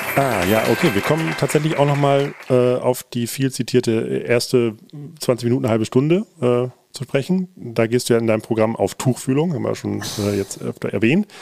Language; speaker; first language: German; native; German